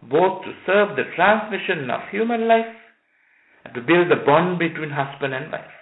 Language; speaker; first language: English; non-native, local second language; Sinhala